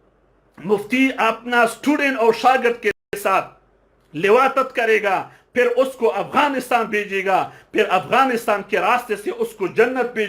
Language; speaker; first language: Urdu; non-native, fluent; Pashto